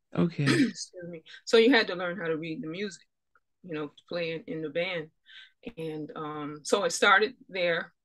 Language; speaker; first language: English; native; English